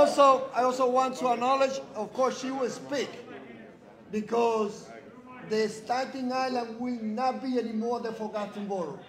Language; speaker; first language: English; non-native, fluent; Spanish